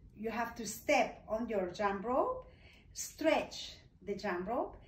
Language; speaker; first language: English; non-native, fluent; Spanish